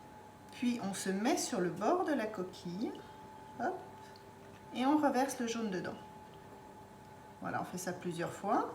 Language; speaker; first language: French; native; French